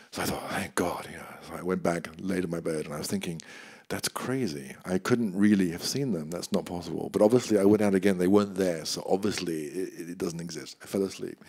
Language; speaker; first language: English; native; English